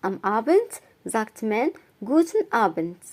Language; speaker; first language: German; non-native, fluent; Arabic